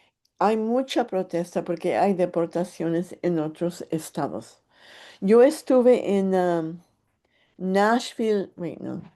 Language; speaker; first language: Spanish; early bilingual, heritage; English